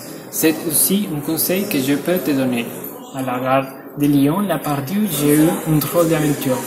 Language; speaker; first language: French; non-native, fluent; Spanish